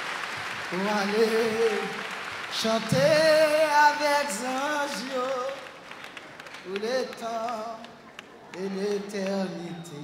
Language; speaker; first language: French; non-native, local second language; Haitian Creole